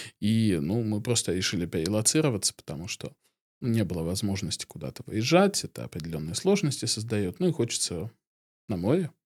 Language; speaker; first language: Russian; native; Russian